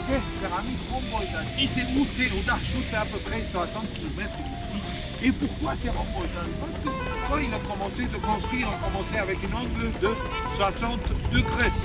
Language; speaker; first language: French; non-native, fluent; Arabic